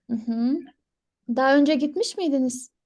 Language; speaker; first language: Turkish; non-native, fluent; Kyrgyz